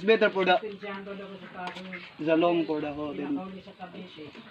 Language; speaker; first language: English; non-native, learner; Cebuano